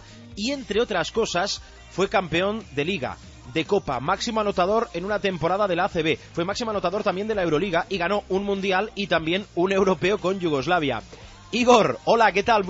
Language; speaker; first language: Spanish; native; Spanish